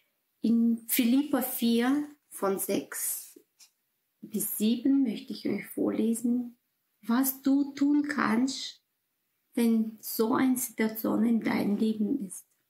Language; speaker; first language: German; non-native, fluent; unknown